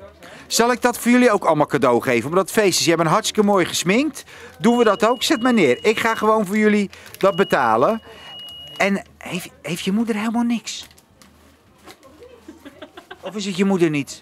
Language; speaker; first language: Dutch; native; Dutch